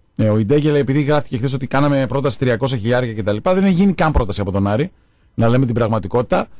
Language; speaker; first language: Greek; native; Greek